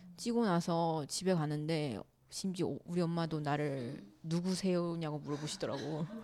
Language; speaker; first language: Korean; non-native, fluent; Chinese